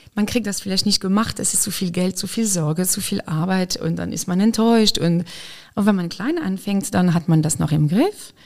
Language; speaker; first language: German; non-native, fluent; French